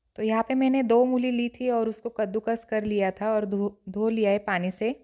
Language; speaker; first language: Hindi; non-native, local second language; Marathi